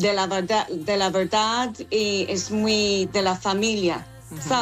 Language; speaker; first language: Spanish; non-native, fluent; English